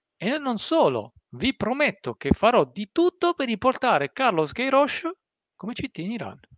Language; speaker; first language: Italian; early bilingual, other home language; Persian